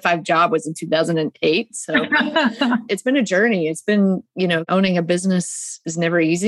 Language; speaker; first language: English; native; English